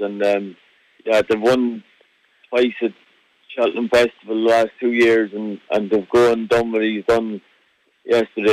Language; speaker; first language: English; native; English